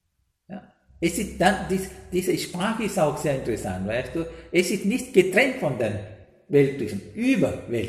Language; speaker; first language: German; non-native, learner; Sinhala